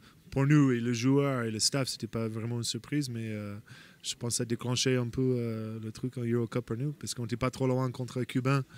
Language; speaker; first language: French; non-native, fluent; English